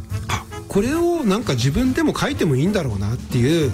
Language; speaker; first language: Japanese; native; Japanese